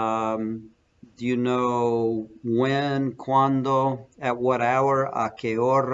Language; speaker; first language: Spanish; non-native, fluent; English